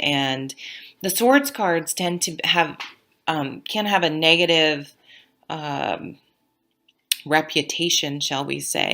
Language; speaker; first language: English; native; English